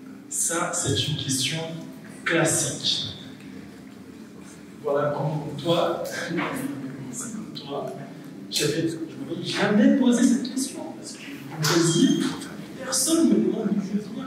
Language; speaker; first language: French; non-native, fluent; Portuguese